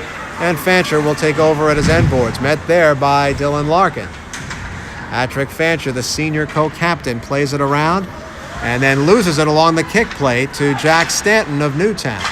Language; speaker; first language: English; native; English